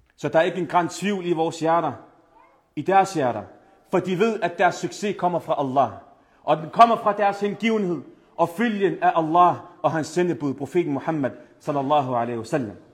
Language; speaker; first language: Danish; early bilingual, other home language; Arabic